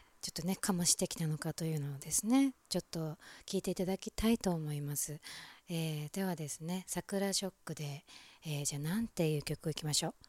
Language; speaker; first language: Japanese; native; Japanese